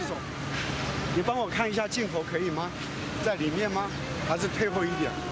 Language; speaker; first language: Chinese; native; Chinese